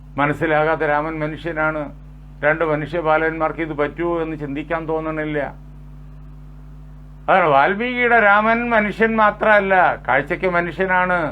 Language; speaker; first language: Malayalam; native; Malayalam